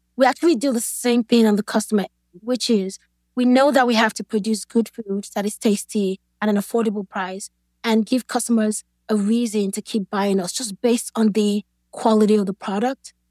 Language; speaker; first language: English; non-native, local second language; Yoruba